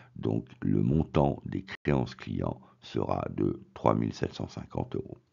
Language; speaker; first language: French; native; French